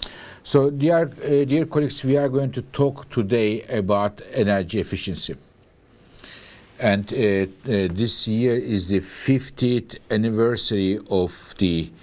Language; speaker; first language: English; non-native, fluent; Turkish